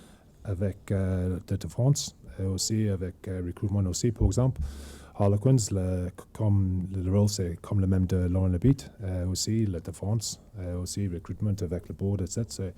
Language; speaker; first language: French; non-native, learner; English